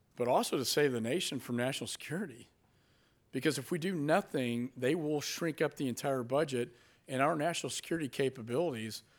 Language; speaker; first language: English; native; English